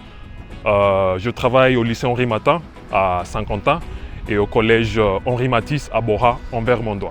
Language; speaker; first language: French; non-native, learner; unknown